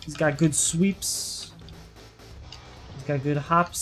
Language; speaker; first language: English; native; English